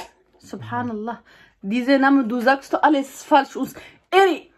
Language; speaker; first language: German; non-native, learner; Somali